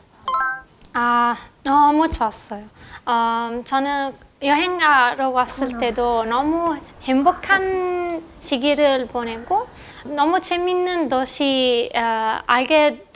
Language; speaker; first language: Korean; non-native, fluent; Italian